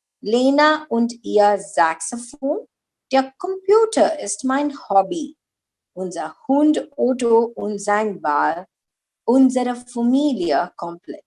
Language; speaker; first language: German; non-native, learner; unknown